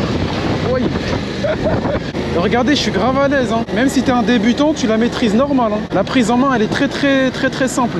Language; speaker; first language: French; native; French